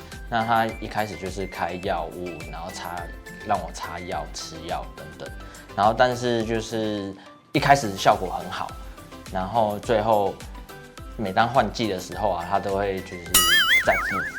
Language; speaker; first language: Chinese; native; Chinese